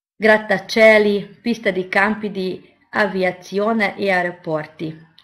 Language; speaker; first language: Italian; non-native, fluent; Hungarian